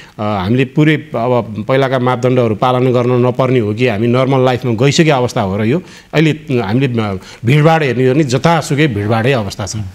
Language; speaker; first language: Nepali; native; Nepali